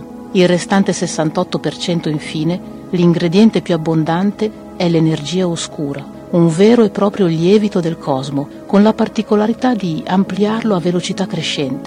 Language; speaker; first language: Italian; native; Italian